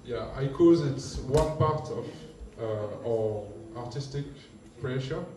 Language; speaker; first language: English; non-native, learner; French